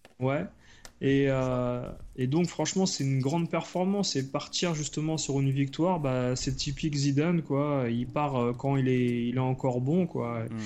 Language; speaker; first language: French; native; French